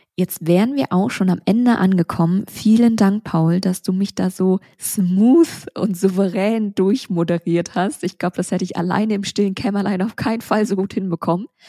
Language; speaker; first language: German; early bilingual, other home language; Vietnamese